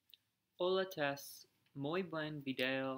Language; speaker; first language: Spanish; non-native, learner; English